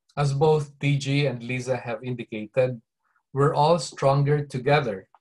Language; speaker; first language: English; non-native, local second language; Bikol